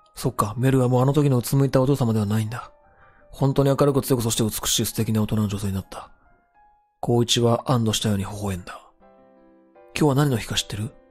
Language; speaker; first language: Japanese; native; Japanese